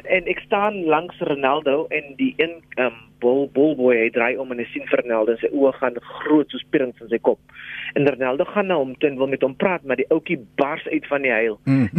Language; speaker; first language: Afrikaans; non-native, local second language; English